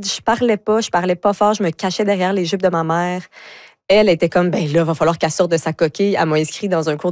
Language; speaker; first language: French; native; French